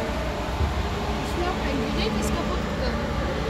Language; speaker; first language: Turkish; early bilingual, other home language; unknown